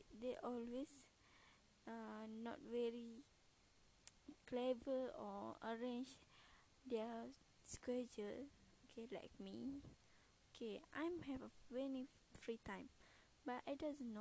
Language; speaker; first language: English; non-native, learner; Malay